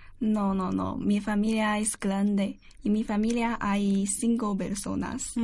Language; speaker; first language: Spanish; non-native, learner; Chinese